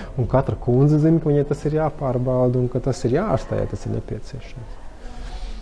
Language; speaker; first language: Latvian; native; Latvian